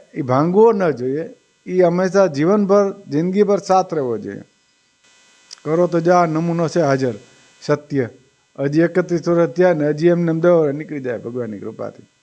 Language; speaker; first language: Gujarati; native; Gujarati